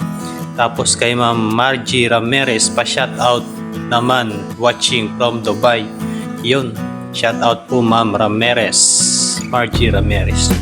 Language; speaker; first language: Filipino; native; Filipino